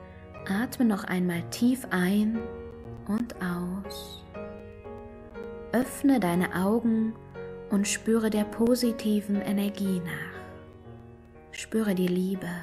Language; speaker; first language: German; native; German